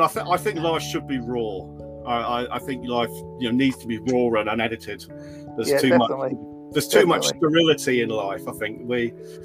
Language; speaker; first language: English; native; English